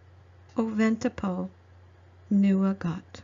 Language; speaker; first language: Norwegian; non-native, learner; English